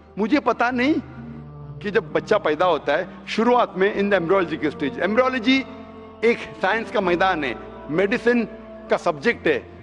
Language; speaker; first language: Hindi; non-native, local second language; Konkani